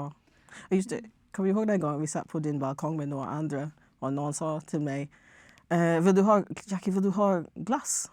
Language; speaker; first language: Swedish; non-native, fluent; English